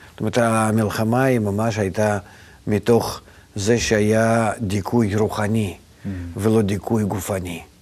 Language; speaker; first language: Hebrew; non-native, fluent; Russian